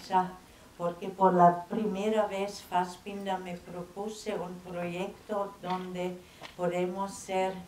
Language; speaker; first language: Spanish; non-native, fluent; German